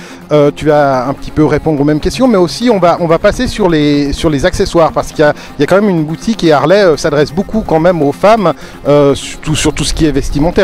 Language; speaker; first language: French; native; French